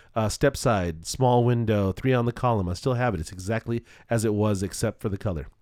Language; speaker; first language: English; native; English